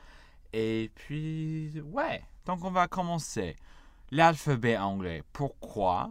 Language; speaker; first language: French; non-native, fluent; English